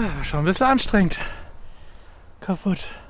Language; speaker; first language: German; native; German